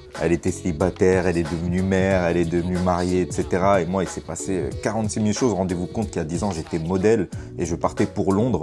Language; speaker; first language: French; native; French